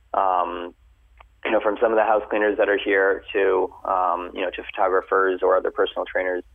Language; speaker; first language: English; native; English